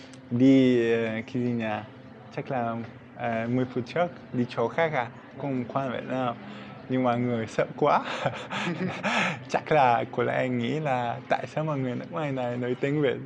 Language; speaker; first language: Vietnamese; non-native, fluent; Polish